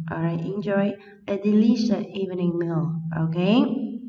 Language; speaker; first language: English; non-native, fluent; Vietnamese